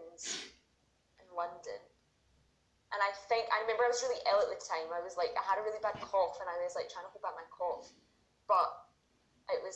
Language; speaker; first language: English; native; English